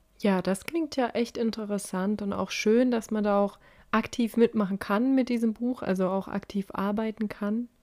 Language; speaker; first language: German; native; German